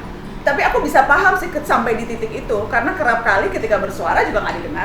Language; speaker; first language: Indonesian; native; Indonesian